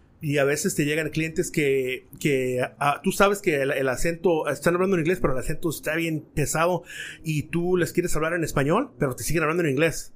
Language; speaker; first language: Spanish; native; Spanish